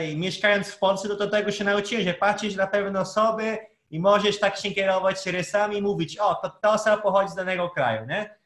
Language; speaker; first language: Polish; non-native, fluent; Portuguese